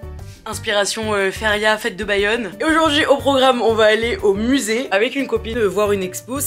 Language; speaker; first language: French; native; French